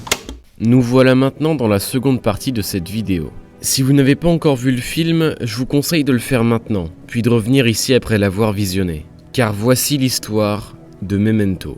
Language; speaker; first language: French; native; French